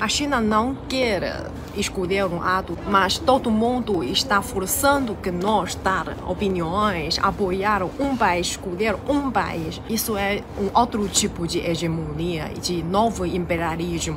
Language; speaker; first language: Portuguese; non-native, fluent; Chinese